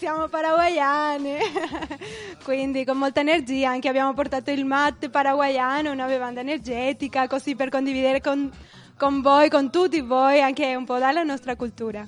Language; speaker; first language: Italian; non-native, fluent; Spanish